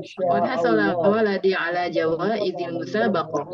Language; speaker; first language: Arabic; non-native, learner; Indonesian